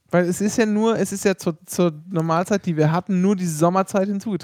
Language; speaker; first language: German; native; German